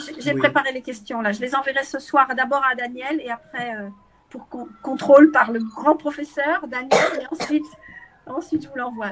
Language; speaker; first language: French; native; French